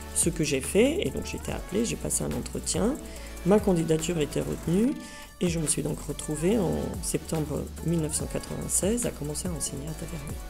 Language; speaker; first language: French; non-native, fluent; Serbian